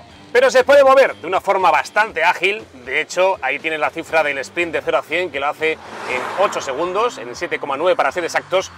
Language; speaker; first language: Spanish; native; Spanish